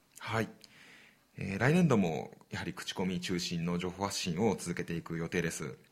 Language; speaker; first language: Japanese; native; Japanese